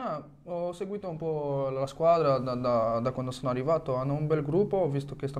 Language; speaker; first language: Italian; non-native, fluent; French